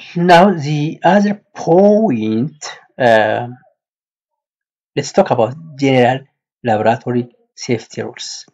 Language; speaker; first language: English; non-native, local second language; Amharic